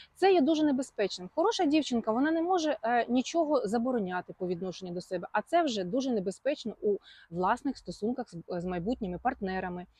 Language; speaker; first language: Ukrainian; non-native, local second language; Russian